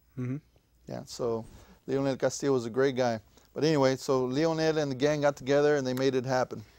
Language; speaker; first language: English; native; English